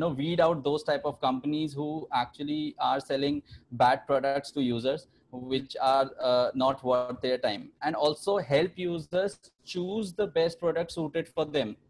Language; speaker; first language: English; non-native, local second language; Hindi